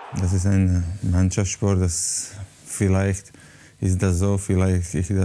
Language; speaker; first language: German; non-native, learner; Slovak